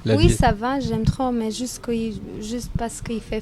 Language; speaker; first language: French; non-native, learner; Albanian